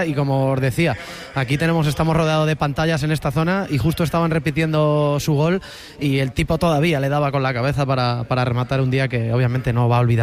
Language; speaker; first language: Spanish; native; Spanish